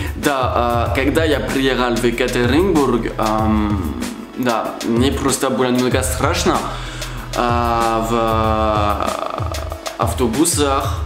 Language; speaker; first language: Russian; non-native, learner; French